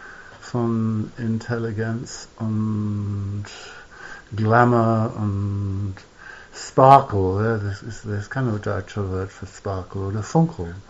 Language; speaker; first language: German; non-native, fluent; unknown